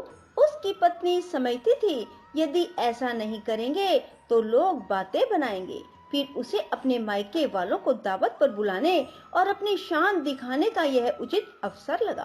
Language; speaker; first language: Hindi; native; Hindi